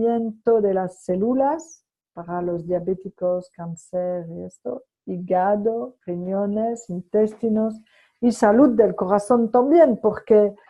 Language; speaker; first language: Spanish; non-native, fluent; French